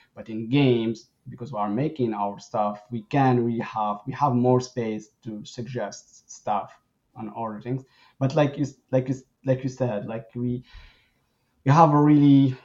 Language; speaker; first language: English; non-native, fluent; Arabic